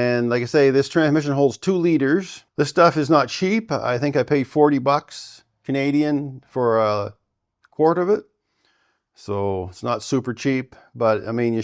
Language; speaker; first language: English; native; English